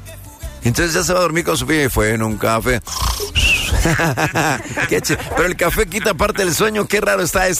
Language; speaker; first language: Spanish; native; Spanish